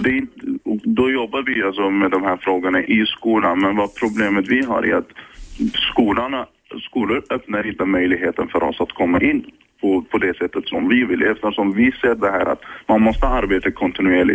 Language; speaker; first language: Swedish; early bilingual, other home language; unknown